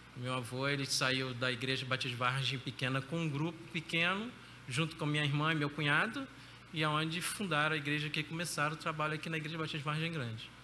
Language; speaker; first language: Portuguese; native; Portuguese